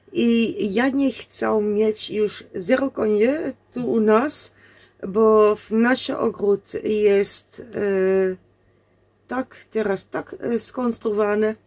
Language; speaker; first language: Polish; non-native, learner; Dutch